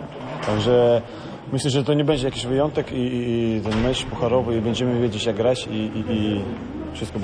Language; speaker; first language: Polish; non-native, fluent; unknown